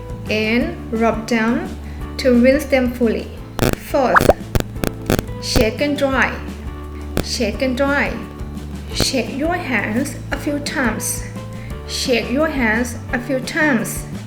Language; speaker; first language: English; non-native, fluent; Thai